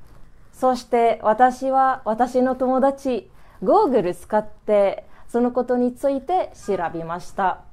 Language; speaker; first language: Japanese; non-native, learner; Arabic